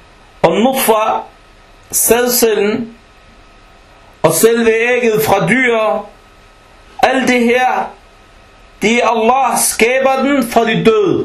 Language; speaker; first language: Danish; early bilingual, other home language; Arabic